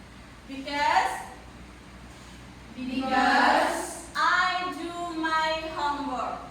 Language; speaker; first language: English; non-native, learner; Indonesian